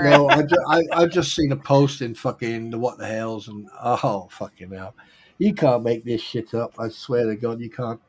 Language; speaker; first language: English; native; English